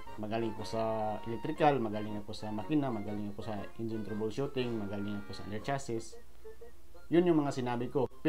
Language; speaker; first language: Filipino; non-native, local second language; Cebuano